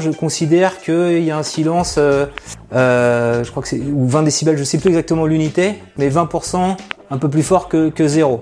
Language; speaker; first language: French; native; French